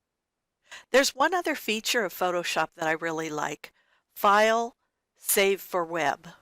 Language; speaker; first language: English; native; English